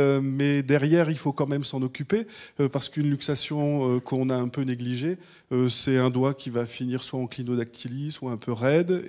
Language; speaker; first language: French; native; French